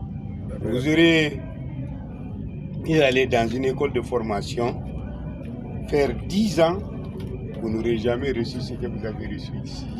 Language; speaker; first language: French; non-native, local second language; Bambara